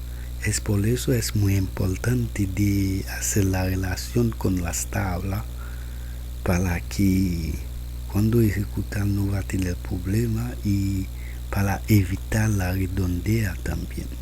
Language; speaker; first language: Spanish; non-native, learner; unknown